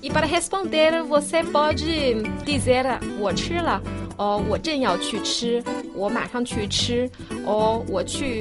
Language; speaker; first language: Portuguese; non-native, fluent; Chinese